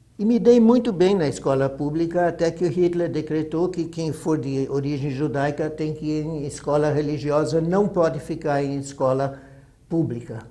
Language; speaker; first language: Portuguese; early bilingual, other home language; German